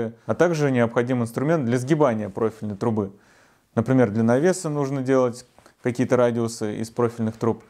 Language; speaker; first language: Russian; native; Russian